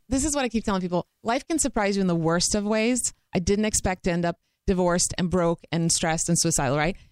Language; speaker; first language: English; non-native, fluent; Croatian